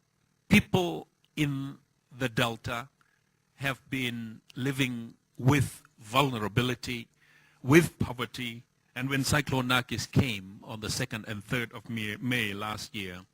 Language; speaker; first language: English; non-native, fluent; Thai